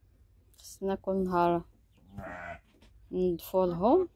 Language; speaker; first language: Arabic; native; Arabic